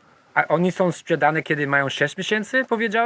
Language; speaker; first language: Polish; non-native, learner; English